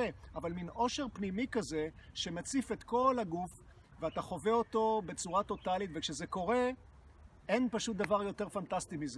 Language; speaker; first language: Hebrew; native; Hebrew